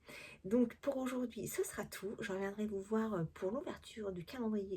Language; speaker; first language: French; native; French